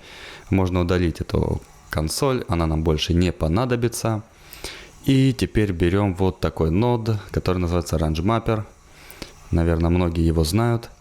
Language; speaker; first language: Russian; native; Russian